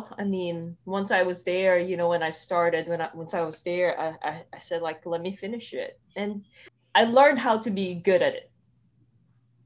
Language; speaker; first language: English; non-native, local second language; Filipino